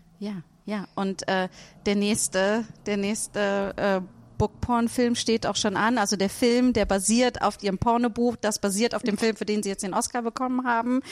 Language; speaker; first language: German; native; German